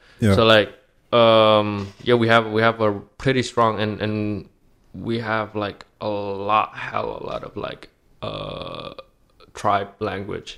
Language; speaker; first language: English; non-native, fluent; Indonesian